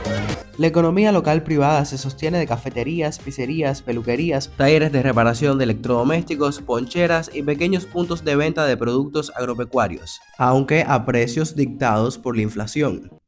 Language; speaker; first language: Spanish; native; Spanish